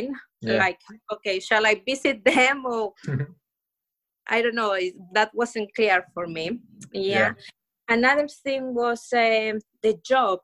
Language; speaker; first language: English; non-native, fluent; Spanish